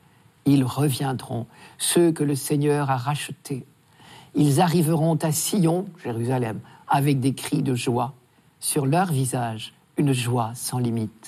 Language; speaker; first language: French; native; French